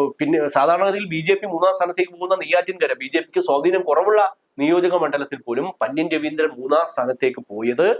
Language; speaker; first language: Malayalam; native; Malayalam